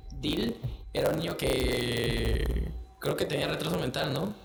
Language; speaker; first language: Spanish; native; Spanish